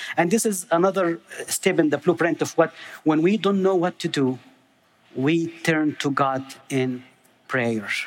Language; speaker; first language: English; non-native, fluent; Arabic